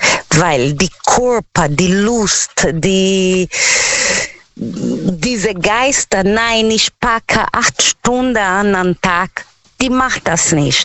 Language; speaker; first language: German; non-native, fluent; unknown